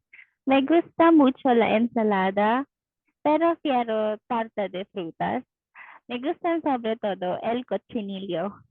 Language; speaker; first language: Spanish; non-native, learner; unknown